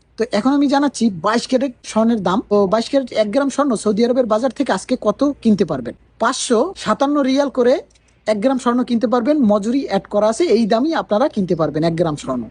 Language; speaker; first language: Bangla; native; Bangla